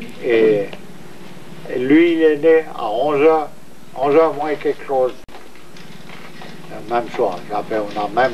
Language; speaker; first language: French; native; French